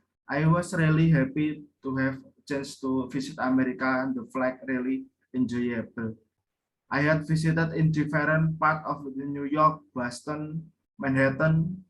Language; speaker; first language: English; non-native, learner; Indonesian